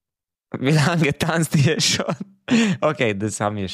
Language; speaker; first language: German; non-native, fluent; Hungarian